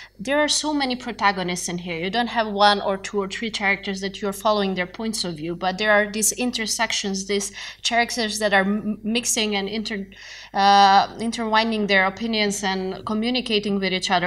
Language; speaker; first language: English; non-native, fluent; Macedonian